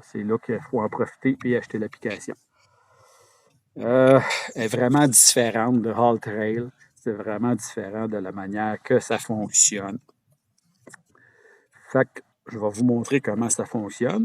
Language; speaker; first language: French; native; French